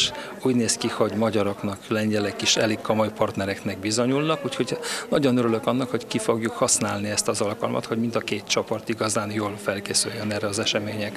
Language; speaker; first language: Hungarian; non-native, fluent; Polish